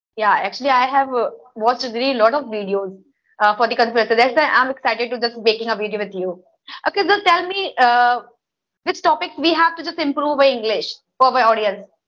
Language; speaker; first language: English; non-native, local second language; Hindi